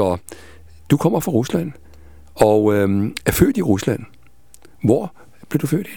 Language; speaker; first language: Danish; native; Danish